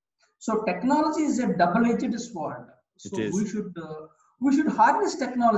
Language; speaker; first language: English; non-native, local second language; Telugu